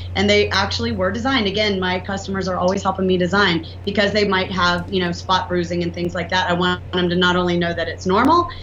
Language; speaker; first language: English; native; English